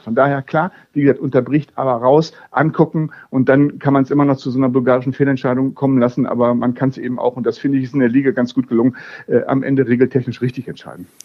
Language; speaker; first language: German; native; German